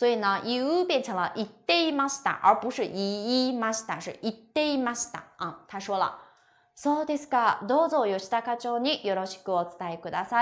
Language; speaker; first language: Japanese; non-native, fluent; Chinese